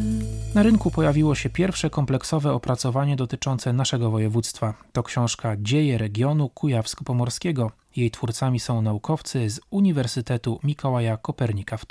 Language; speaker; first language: Polish; native; Polish